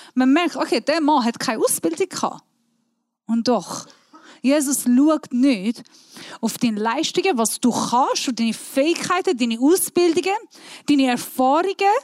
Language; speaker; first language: German; non-native, fluent; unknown